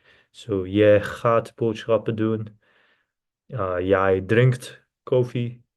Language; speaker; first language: Dutch; non-native, learner; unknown